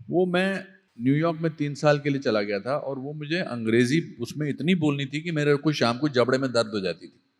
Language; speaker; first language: Hindi; native; Hindi